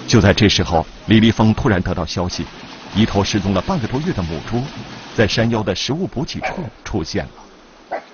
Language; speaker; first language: Chinese; native; Chinese